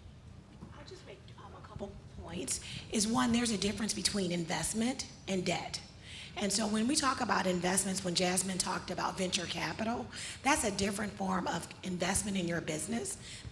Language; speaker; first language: English; native; English